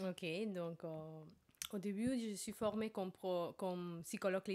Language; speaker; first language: French; non-native, fluent; Spanish